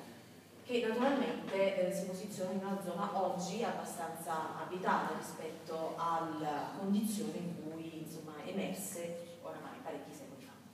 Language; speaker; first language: Italian; native; Italian